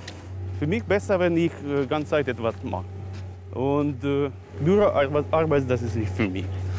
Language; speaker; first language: German; non-native, learner; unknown